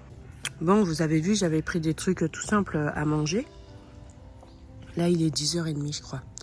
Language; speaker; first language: French; native; French